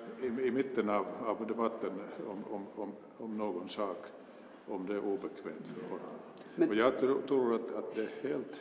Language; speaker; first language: Swedish; non-native, local second language; Finnish